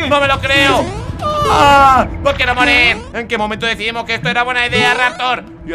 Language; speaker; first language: Spanish; native; Spanish